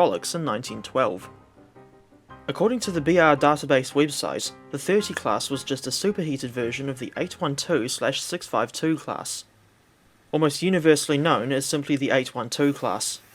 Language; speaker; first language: English; native; English